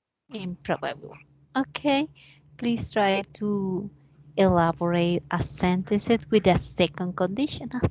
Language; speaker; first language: English; non-native, learner; Spanish